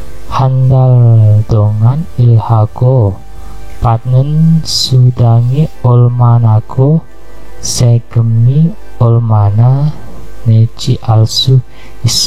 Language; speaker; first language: Korean; non-native, learner; Indonesian